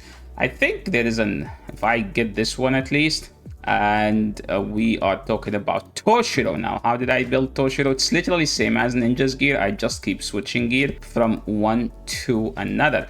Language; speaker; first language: English; non-native, fluent; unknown